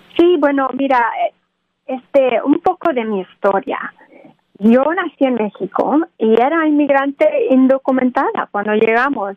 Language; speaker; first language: Spanish; early bilingual, other home language; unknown